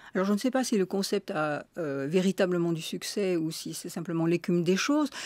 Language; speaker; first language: French; native; French